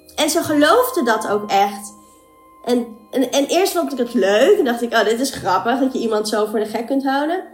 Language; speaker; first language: Dutch; native; Dutch